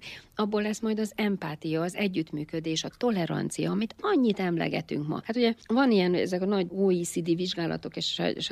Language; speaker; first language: Hungarian; native; Hungarian